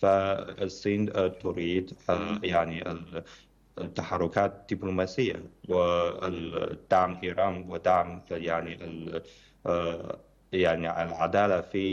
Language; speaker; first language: Arabic; non-native, fluent; Chinese